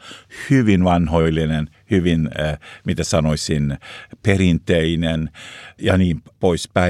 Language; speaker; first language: Finnish; non-native, local second language; Swedish